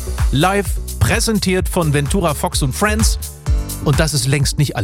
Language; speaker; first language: German; native; German